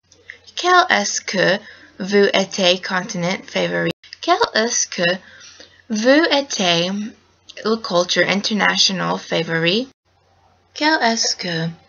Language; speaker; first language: French; non-native, learner; English